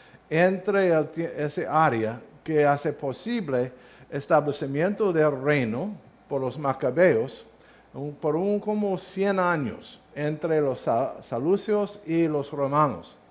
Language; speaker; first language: Spanish; non-native, learner; English